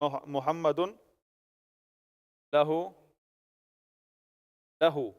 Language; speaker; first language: Arabic; non-native, fluent; Urdu